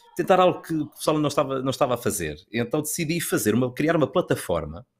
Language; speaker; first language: Portuguese; native; Portuguese